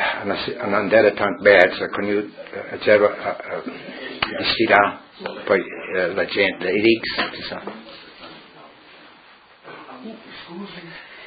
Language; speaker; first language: Italian; early bilingual, heritage; Friulian